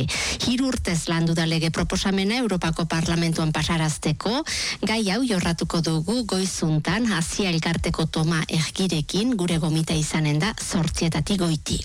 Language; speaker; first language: Basque; native; Basque